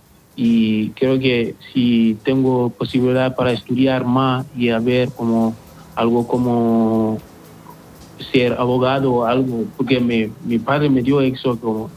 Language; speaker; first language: Spanish; non-native, learner; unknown